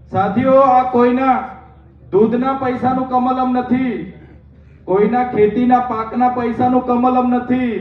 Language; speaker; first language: Gujarati; non-native, local second language; Bhili